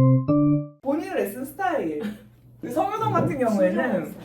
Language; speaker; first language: Korean; native; Korean